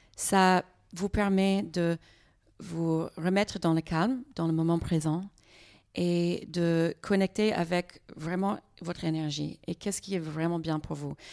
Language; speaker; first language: French; non-native, fluent; English